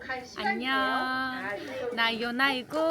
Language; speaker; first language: Korean; non-native, learner; Mongolian